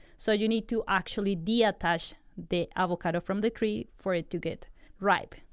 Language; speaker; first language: English; non-native, fluent; Spanish